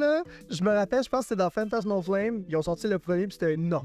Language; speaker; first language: French; native; French